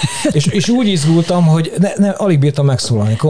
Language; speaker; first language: Hungarian; native; Hungarian